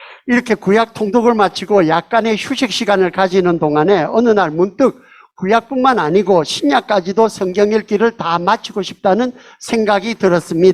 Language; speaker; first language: Korean; early bilingual, heritage; Korean